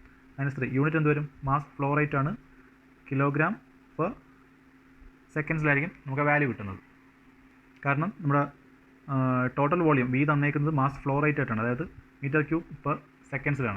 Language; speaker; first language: Malayalam; native; Malayalam